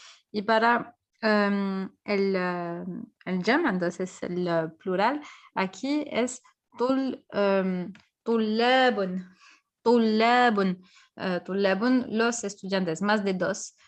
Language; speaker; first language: Spanish; non-native, fluent; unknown